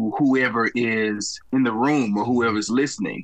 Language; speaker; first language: English; native; English